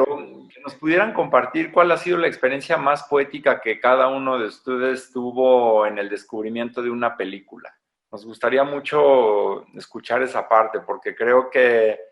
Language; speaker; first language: Spanish; native; Spanish